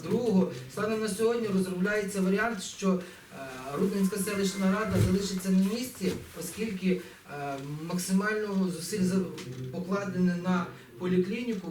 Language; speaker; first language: Ukrainian; native; Ukrainian